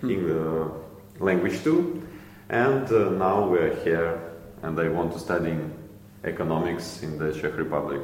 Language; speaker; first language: English; non-native, learner; Ukrainian